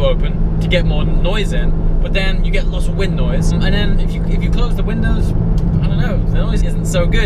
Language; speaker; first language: English; native; English